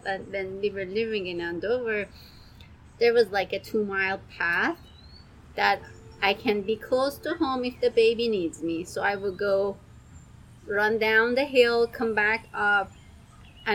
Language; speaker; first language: English; non-native, fluent; Persian